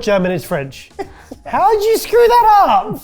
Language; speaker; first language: English; native; English